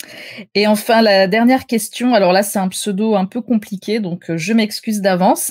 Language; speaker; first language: French; native; French